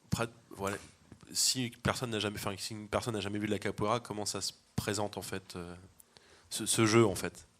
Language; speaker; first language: French; native; French